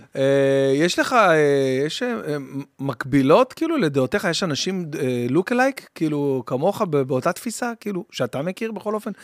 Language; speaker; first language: Hebrew; early bilingual, other home language; Arabic